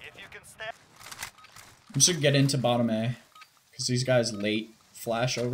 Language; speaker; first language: English; native; English